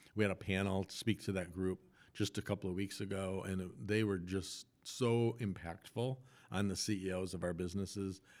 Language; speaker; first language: English; native; English